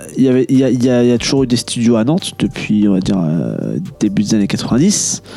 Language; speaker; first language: French; native; French